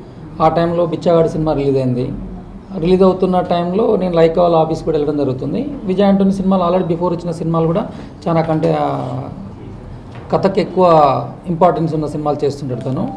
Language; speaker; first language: Telugu; native; Telugu